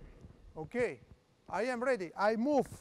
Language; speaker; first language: English; non-native, learner; Italian